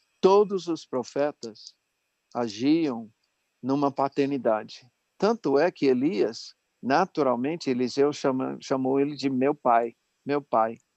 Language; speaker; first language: Portuguese; non-native, fluent; English